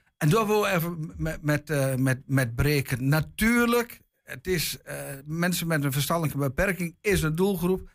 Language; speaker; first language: Dutch; native; Dutch